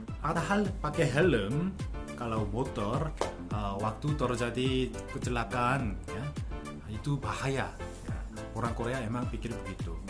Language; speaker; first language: Indonesian; non-native, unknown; Korean